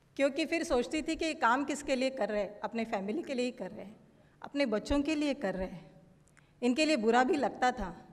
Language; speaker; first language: Hindi; non-native, local second language; Marathi